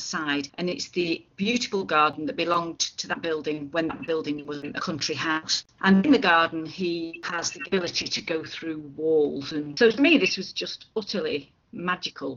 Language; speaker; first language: English; native; English